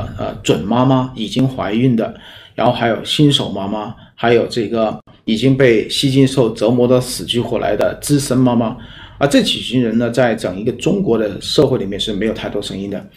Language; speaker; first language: Chinese; native; Chinese